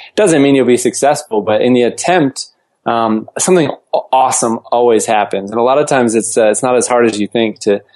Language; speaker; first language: English; native; English